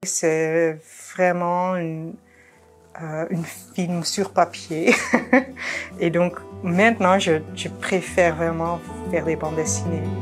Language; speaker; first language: French; non-native, fluent; Dutch